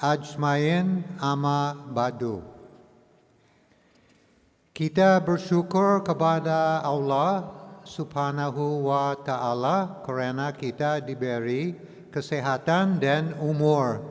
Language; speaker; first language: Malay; non-native, learner; English